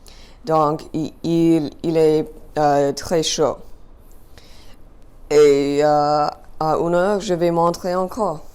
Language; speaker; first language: French; non-native, learner; English